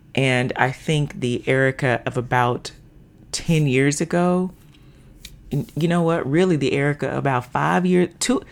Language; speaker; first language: English; native; English